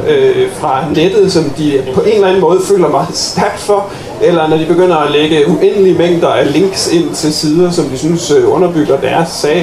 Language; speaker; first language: Danish; native; Danish